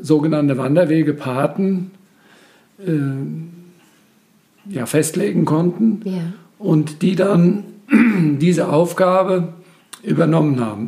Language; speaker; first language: German; native; German